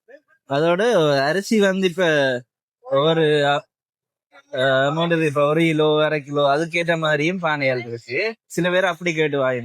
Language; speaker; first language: Tamil; native; Tamil